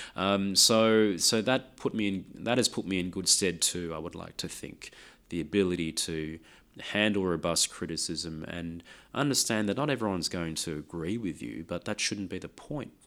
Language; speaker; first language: English; non-native, local second language; Lao